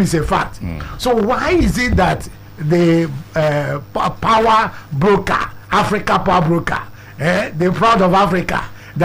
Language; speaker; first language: English; non-native, local second language; Igbo